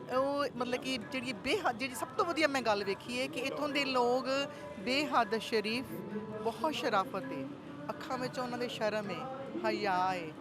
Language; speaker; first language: Punjabi; native; Punjabi